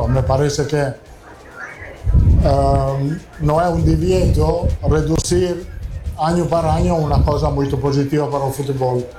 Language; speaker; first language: Portuguese; non-native, learner; Italian